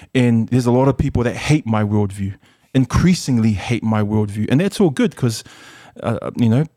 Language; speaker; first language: English; early bilingual, other home language; Samoan